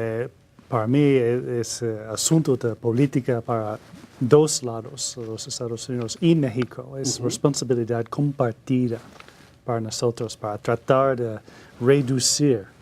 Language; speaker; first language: Spanish; non-native, fluent; English